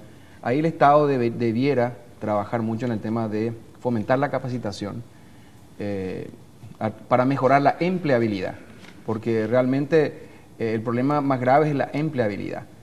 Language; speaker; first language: Spanish; native; Spanish